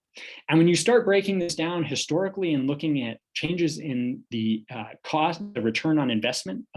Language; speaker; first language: English; native; English